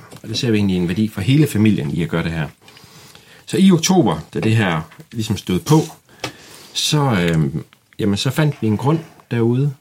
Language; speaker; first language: Danish; native; Danish